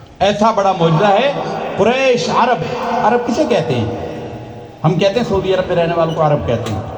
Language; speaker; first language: Urdu; non-native, local second language; Punjabi